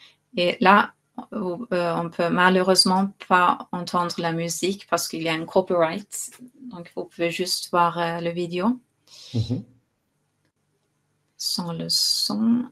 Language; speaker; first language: French; non-native, fluent; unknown